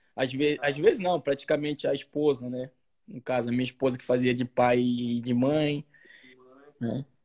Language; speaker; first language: Portuguese; native; Portuguese